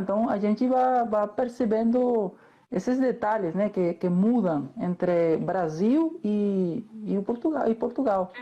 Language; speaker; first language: Portuguese; non-native, fluent; Spanish